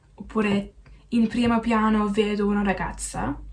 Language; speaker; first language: Italian; non-native, learner; English